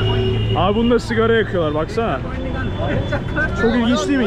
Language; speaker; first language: Turkish; native; Turkish